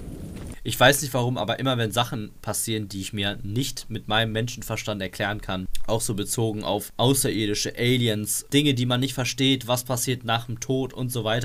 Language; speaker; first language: German; native; German